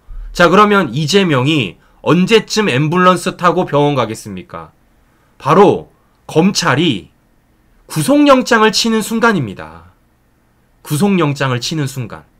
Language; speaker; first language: Korean; native; Korean